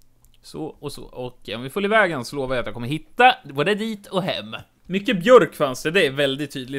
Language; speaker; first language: Swedish; native; Swedish